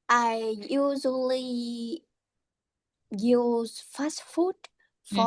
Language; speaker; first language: English; non-native, learner; Vietnamese